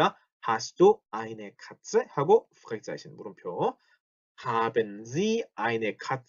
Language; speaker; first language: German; non-native, fluent; Korean